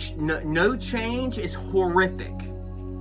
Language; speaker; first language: English; native; English